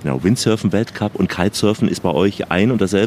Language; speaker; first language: German; native; German